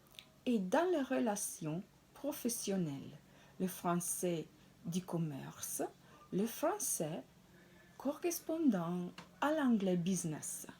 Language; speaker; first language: French; non-native, fluent; Italian